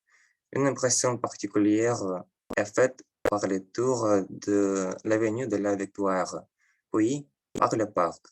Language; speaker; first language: French; non-native, learner; Ukrainian